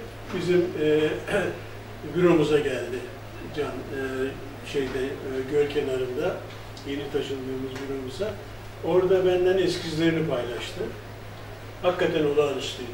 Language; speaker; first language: Turkish; native; Turkish